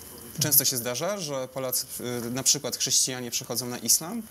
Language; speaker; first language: Polish; native; Polish